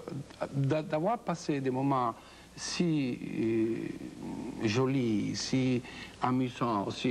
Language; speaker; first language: French; non-native, fluent; Spanish